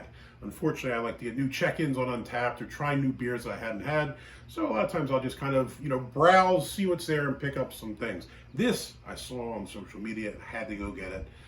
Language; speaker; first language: English; native; English